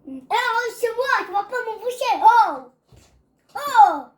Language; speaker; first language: French; native; French